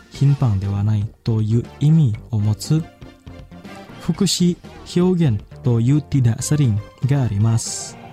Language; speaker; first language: Japanese; non-native, fluent; Indonesian